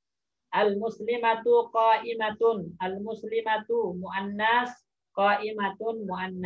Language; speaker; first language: Arabic; non-native, fluent; Indonesian